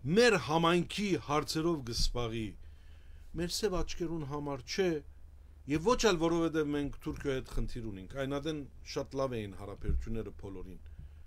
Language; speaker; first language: Armenian; early bilingual, heritage; Armenian